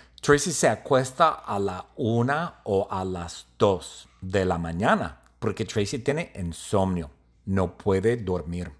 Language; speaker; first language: Spanish; non-native, learner; English